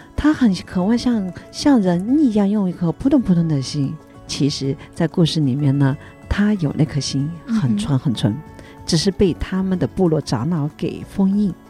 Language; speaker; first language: Chinese; native; Chinese